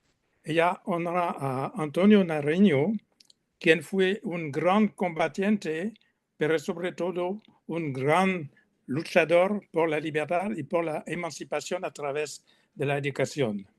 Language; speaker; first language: Spanish; non-native, learner; French